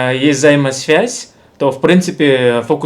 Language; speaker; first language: Russian; native; Russian